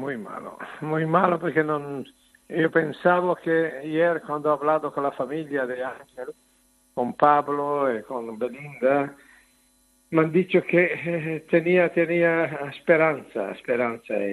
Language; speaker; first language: Spanish; non-native, learner; Italian